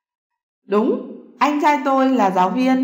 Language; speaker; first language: Vietnamese; non-native, learner; Chinese